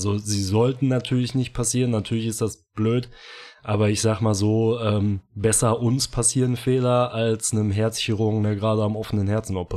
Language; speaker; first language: German; native; German